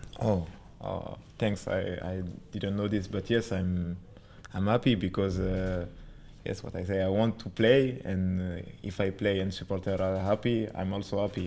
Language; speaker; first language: English; non-native, learner; French